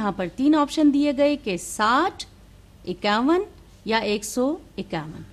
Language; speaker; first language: Urdu; native; Urdu